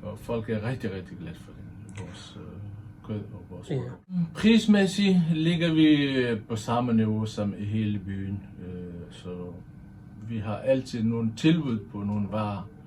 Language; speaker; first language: Danish; non-native, fluent; Persian